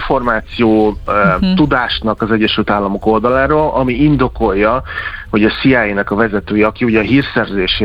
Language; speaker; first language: Hungarian; native; Hungarian